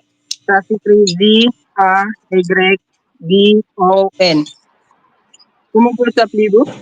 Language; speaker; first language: French; non-native, learner; Filipino